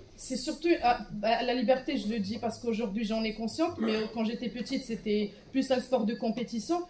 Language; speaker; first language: French; non-native, local second language; Arabic